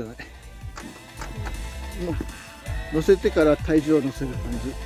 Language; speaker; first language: Japanese; native; Japanese